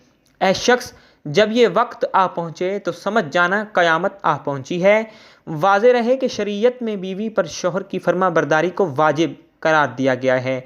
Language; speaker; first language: Urdu; native; Urdu